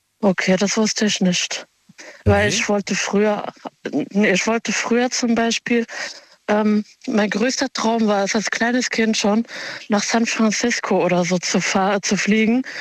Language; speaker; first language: German; native; German